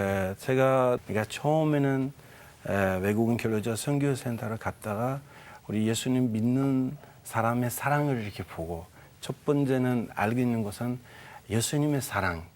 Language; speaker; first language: Korean; non-native, fluent; Persian